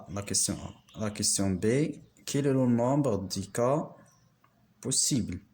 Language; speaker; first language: French; non-native, local second language; Arabic